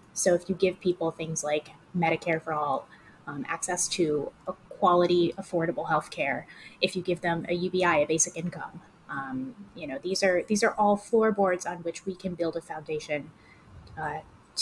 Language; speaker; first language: English; native; English